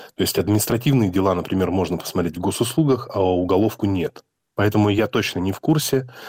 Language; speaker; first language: Russian; native; Russian